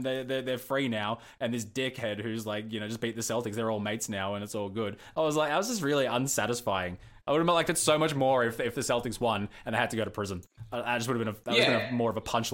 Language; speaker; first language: English; native; English